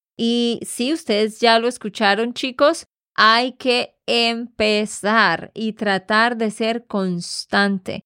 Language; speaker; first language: Spanish; native; Spanish